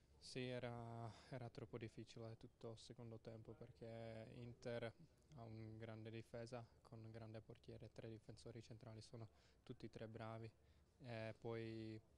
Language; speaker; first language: Italian; non-native, learner; Czech